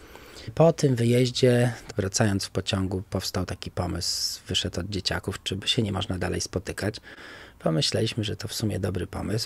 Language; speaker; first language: Polish; native; Polish